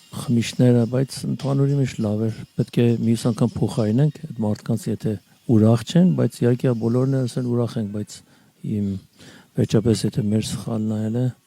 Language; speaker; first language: Armenian; native; Armenian